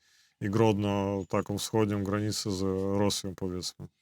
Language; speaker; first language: Polish; non-native, fluent; Belarusian